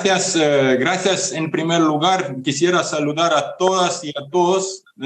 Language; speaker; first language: Spanish; non-native, fluent; Ukrainian